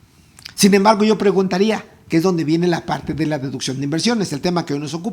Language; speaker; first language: Spanish; native; Spanish